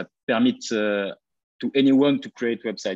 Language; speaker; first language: English; non-native, fluent; French